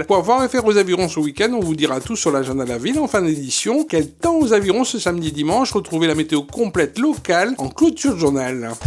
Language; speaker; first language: French; native; French